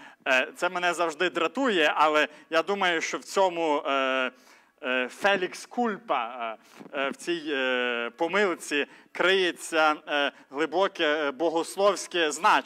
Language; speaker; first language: Ukrainian; native; Ukrainian